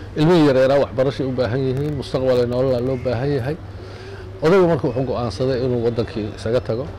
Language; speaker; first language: Somali; native; Somali